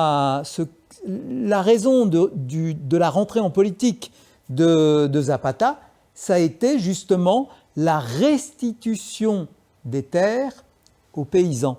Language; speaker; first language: French; native; French